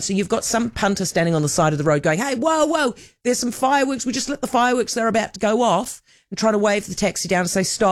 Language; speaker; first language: English; native; English